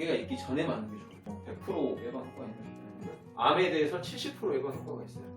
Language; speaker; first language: Korean; native; Korean